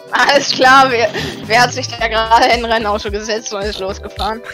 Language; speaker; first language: German; native; German